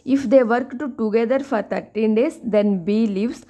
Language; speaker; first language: English; non-native, local second language; Telugu